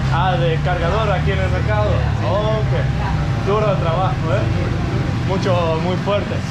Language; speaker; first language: Spanish; non-native, fluent; Danish